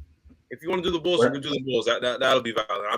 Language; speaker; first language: English; native; English